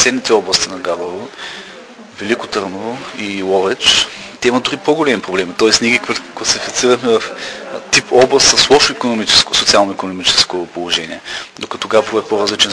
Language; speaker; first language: Bulgarian; native; Bulgarian